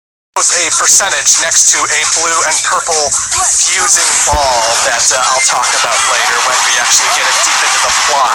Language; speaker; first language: English; native; English